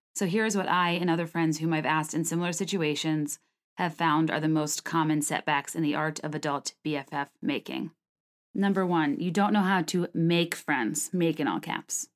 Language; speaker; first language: English; native; English